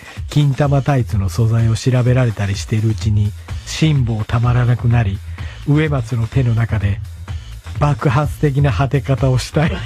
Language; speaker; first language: Japanese; native; Japanese